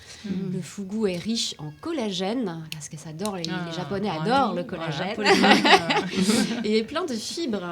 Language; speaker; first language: French; native; French